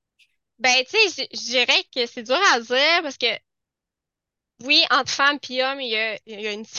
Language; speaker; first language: French; native; French